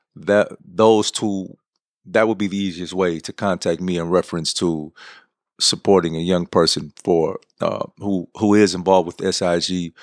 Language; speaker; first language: English; native; English